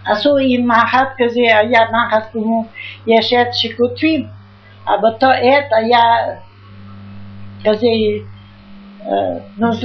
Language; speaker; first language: Hebrew; non-native, fluent; Yiddish